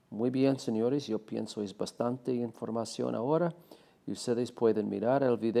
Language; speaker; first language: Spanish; non-native, fluent; English